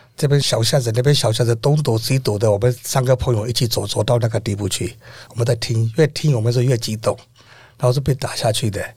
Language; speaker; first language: Chinese; non-native, fluent; Burmese